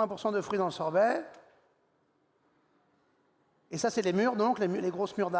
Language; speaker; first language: French; native; French